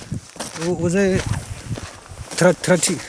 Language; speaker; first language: Russian; non-native, learner; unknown